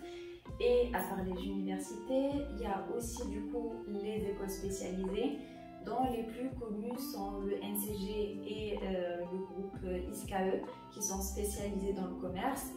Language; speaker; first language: French; non-native, local second language; Arabic